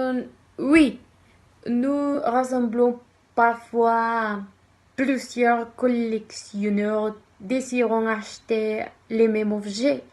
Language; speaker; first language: French; non-native, learner; Spanish